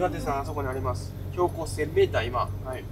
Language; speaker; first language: Japanese; native; Japanese